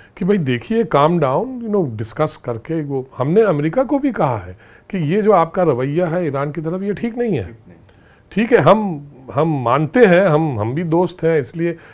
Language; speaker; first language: Hindi; native; Hindi